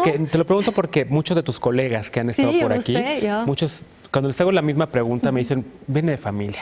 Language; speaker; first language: Spanish; native; Spanish